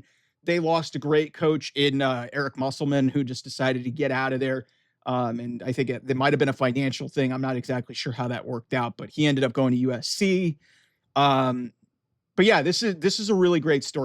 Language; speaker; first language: English; native; English